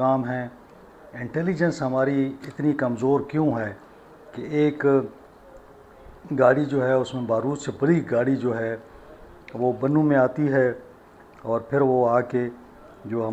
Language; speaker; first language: Urdu; native; Urdu